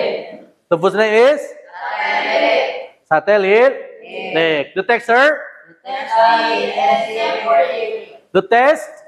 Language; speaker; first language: English; non-native, learner; Indonesian